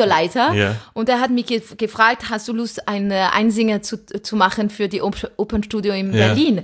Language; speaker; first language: German; non-native, fluent; French